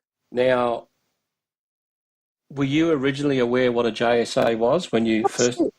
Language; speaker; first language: English; native; English